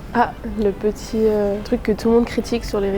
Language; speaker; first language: French; native; French